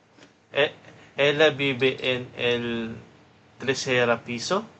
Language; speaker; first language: Spanish; non-native, learner; Filipino